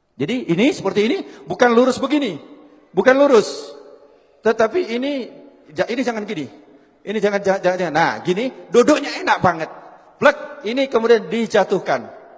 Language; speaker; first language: Indonesian; native; Indonesian